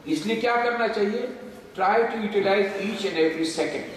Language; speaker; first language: Hindi; non-native, local second language; Gujarati